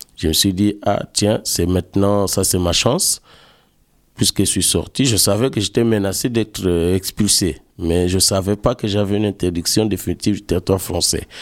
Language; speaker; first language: French; non-native, local second language; Lingala